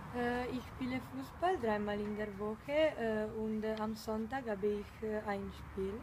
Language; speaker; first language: German; non-native, learner; Italian